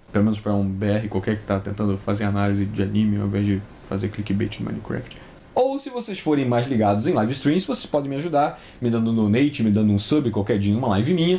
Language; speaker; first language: Portuguese; native; Portuguese